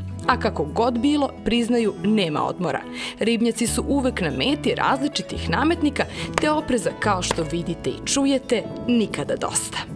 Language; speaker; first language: Serbian; native; Serbian